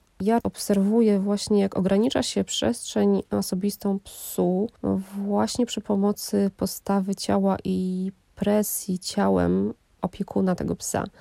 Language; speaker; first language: Polish; native; Polish